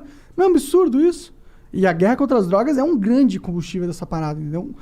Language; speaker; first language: Portuguese; native; Portuguese